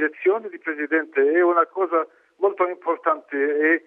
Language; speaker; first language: Italian; non-native, learner; Arabic